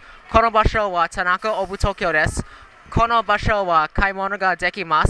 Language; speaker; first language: Japanese; non-native, learner; English